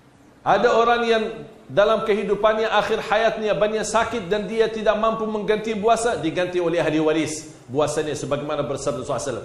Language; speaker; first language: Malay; non-native, fluent; Arabic